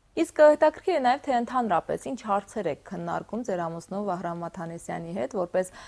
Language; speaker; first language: Armenian; native; Armenian